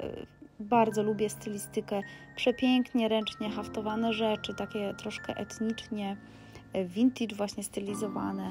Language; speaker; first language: Polish; native; Polish